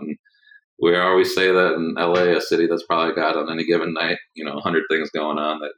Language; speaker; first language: English; native; English